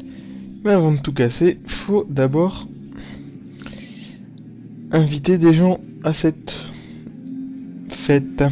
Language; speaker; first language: French; native; French